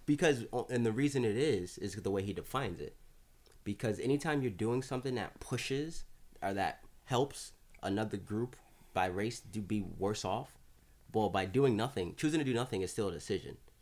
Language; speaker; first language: English; native; English